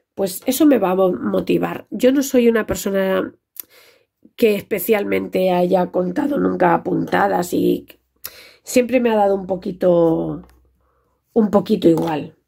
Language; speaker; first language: Spanish; native; Spanish